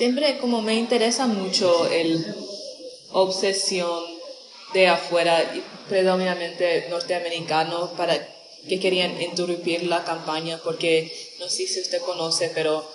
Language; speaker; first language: Spanish; non-native, learner; English